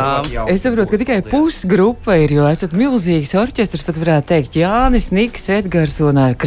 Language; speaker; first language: Latvian; native; Latvian